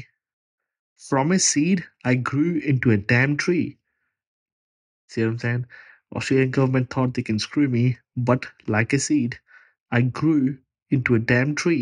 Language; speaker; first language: English; non-native, local second language; Punjabi